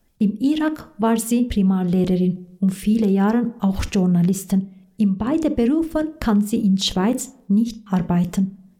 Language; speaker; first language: German; non-native, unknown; Turkish